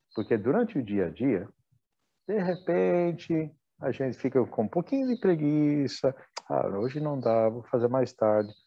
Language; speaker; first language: Portuguese; non-native, fluent; English